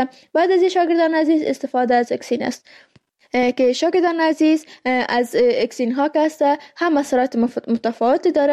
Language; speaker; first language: Persian; native; Persian